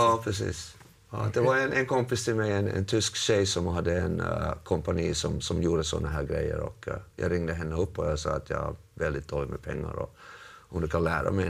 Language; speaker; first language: Swedish; non-native, local second language; Finnish